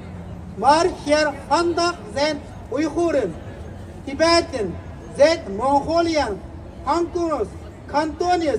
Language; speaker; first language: Dutch; non-native, learner; Uyghur